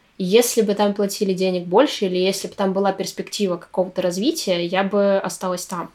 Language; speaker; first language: Russian; native; Russian